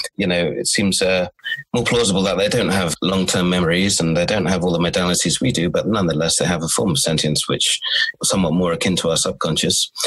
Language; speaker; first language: English; native; English